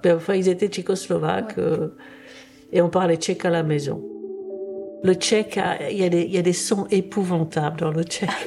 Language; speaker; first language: French; early bilingual, other home language; Czech